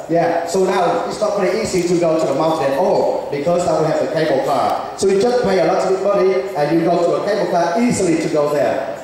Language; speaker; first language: English; non-native, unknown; Vietnamese